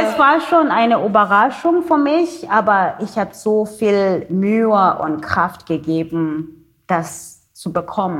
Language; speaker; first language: German; non-native, learner; Xhosa